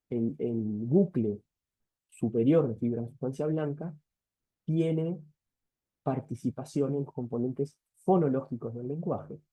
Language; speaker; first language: Spanish; native; Spanish